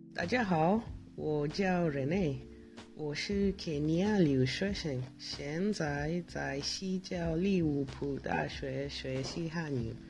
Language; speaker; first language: Chinese; non-native, learner; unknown